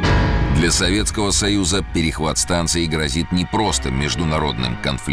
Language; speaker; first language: Russian; native; Russian